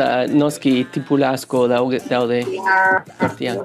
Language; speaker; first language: Basque; non-native, learner; English